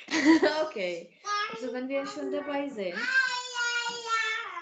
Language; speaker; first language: German; non-native, fluent; Czech